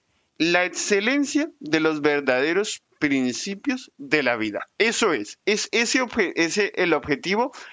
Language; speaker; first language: Spanish; native; Spanish